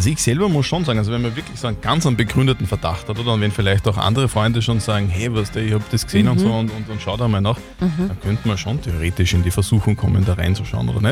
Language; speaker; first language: German; native; German